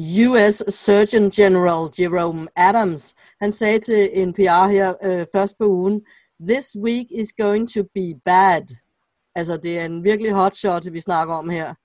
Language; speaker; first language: Danish; native; Danish